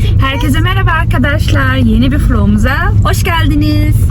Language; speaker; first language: Turkish; early bilingual, heritage; Turkish